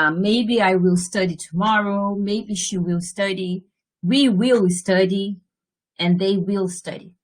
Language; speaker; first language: English; non-native, fluent; Portuguese